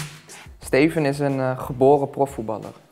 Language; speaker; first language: Dutch; native; Dutch